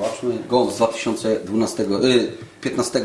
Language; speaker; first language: Polish; native; Polish